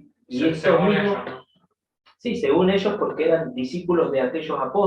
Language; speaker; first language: Spanish; native; Spanish